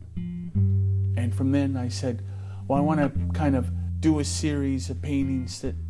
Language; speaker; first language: English; native; English